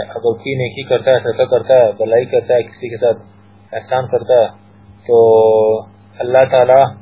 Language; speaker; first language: Urdu; non-native, local second language; Pashto